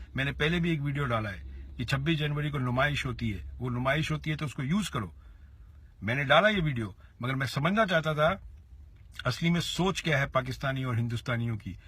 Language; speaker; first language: Hindi; native; Hindi